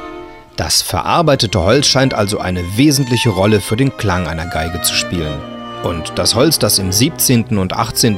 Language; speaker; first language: German; native; German